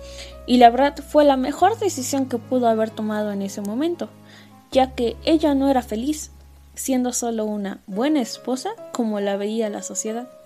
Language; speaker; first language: Spanish; native; Spanish